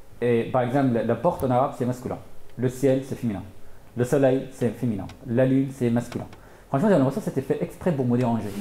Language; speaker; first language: French; non-native, fluent; Arabic